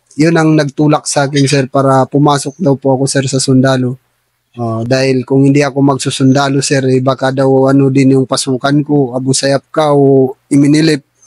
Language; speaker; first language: Filipino; non-native, local second language; Tausug